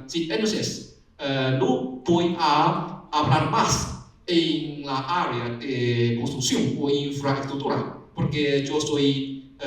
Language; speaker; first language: Spanish; non-native, learner; Chinese